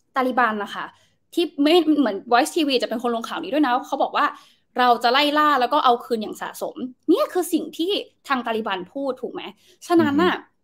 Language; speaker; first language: Thai; native; Thai